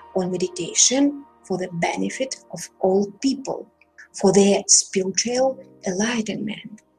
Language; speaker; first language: English; non-native, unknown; Russian